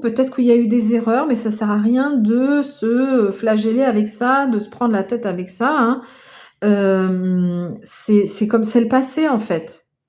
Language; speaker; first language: French; native; French